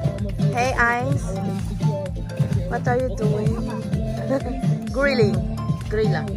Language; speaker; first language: English; non-native, learner; Filipino